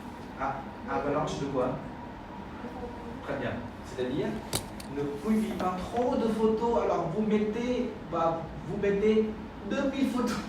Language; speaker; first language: French; non-native, fluent; Khmer